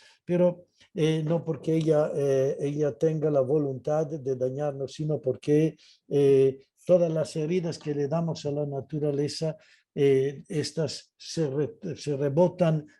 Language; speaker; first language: Spanish; non-native, fluent; Italian